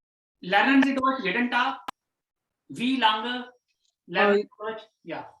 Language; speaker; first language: German; non-native, fluent; Hindi